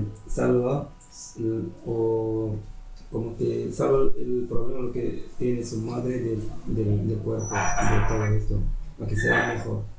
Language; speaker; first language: Spanish; non-native, fluent; Arabic